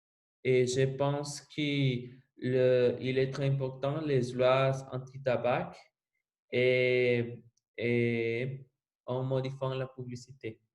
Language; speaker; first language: French; non-native, learner; Spanish